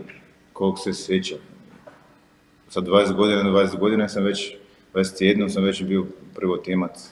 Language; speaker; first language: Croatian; non-native, fluent; Portuguese